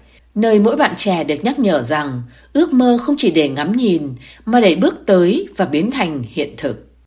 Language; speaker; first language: Vietnamese; native; Vietnamese